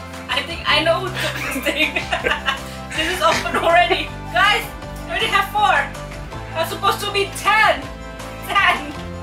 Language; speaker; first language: English; non-native, learner; Indonesian